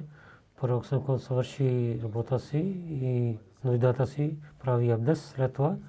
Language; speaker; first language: Bulgarian; non-native, learner; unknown